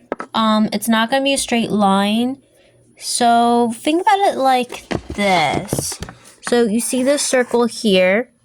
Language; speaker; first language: English; native; English